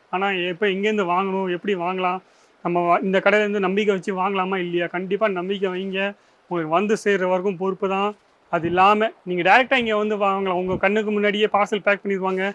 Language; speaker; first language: Tamil; native; Tamil